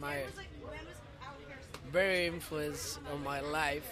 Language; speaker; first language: English; non-native, fluent; Spanish